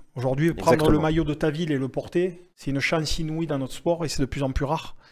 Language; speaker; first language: French; native; French